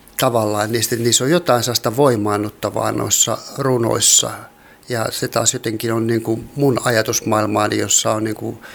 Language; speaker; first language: Finnish; native; Finnish